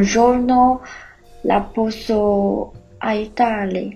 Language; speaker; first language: Italian; non-native, learner; Chinese